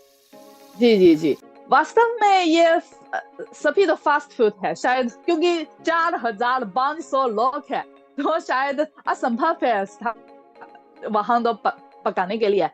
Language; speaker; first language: Hindi; non-native, fluent; Chinese